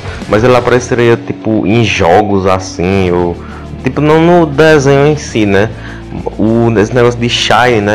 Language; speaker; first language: Portuguese; native; Portuguese